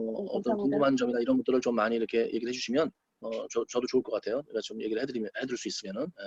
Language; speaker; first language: Korean; native; Korean